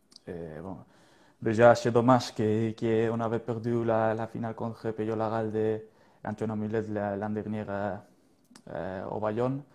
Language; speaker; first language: French; non-native, learner; Spanish